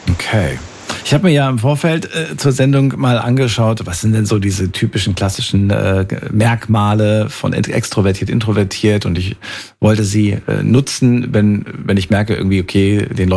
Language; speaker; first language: German; native; German